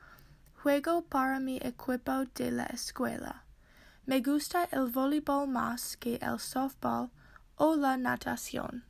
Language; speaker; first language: Spanish; non-native, learner; English